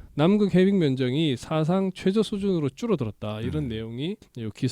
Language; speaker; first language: Korean; native; Korean